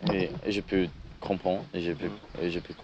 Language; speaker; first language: French; non-native, learner; English